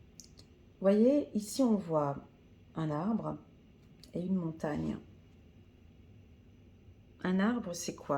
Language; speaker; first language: French; native; French